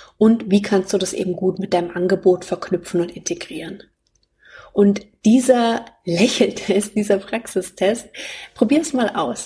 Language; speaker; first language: German; native; German